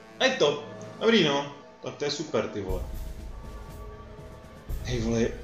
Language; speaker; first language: Czech; native; Czech